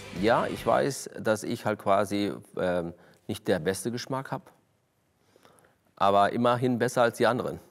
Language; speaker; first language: German; non-native, fluent; English